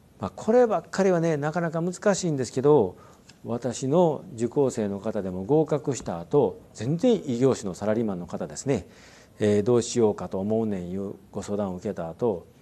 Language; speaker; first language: Japanese; native; Japanese